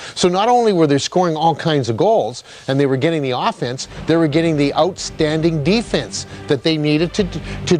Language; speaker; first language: English; native; English